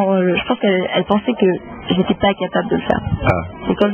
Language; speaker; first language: French; native; French